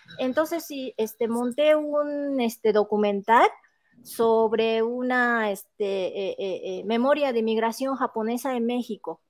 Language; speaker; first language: Spanish; non-native, fluent; Japanese